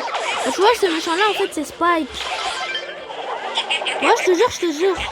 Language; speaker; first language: French; native; French